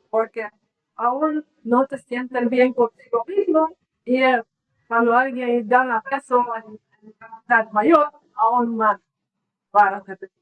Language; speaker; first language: Spanish; non-native, learner; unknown